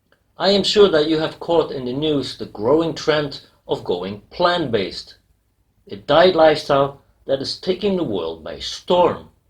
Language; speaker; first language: English; non-native, fluent; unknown